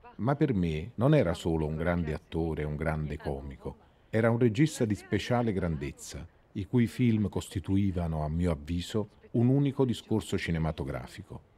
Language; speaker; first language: Italian; native; Italian